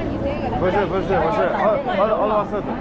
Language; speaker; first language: Chinese; non-native, fluent; English